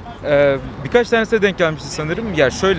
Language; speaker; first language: Turkish; native; Turkish